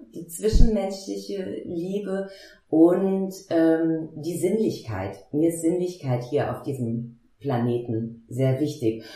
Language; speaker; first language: German; native; German